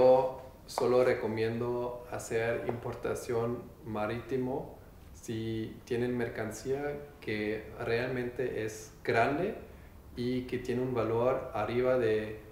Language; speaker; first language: Spanish; non-native, learner; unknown